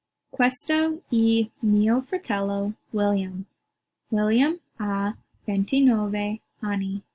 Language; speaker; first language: Italian; non-native, learner; English